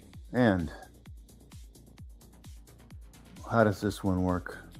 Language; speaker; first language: English; native; English